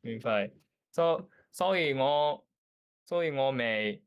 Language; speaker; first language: Chinese; non-native, learner; Japanese